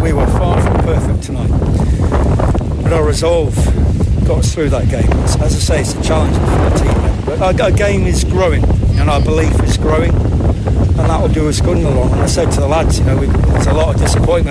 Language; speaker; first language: English; native; English